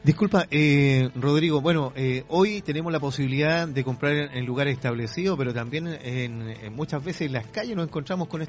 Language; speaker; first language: Spanish; native; Spanish